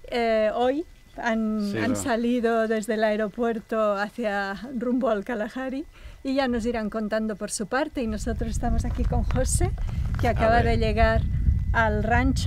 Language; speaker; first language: Spanish; native; Spanish